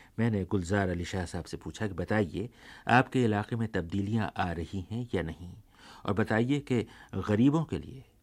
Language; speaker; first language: Urdu; native; Urdu